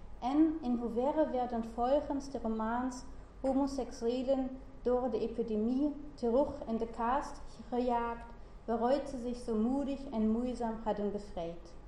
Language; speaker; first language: Dutch; non-native, learner; German